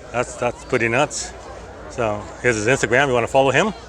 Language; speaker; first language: English; native; English